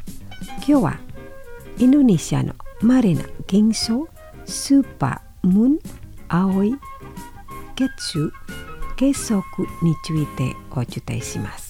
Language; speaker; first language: Japanese; non-native, fluent; Indonesian